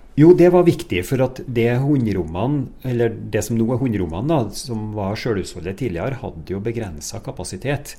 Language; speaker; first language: Norwegian; native; Norwegian